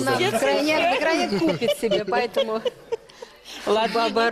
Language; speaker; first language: Russian; native; Russian